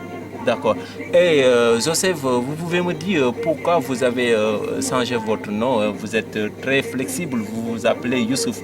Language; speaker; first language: French; non-native, local second language; Wolof